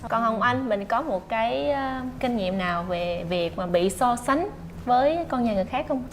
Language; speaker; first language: Vietnamese; native; Vietnamese